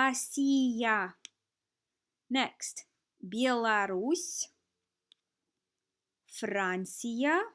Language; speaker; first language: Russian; non-native, fluent; English